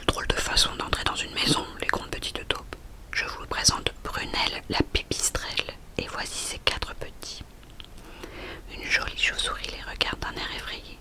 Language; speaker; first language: French; native; French